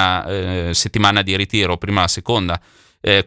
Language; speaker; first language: Italian; native; Italian